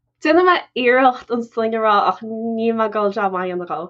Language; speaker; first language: Irish; non-native, local second language; English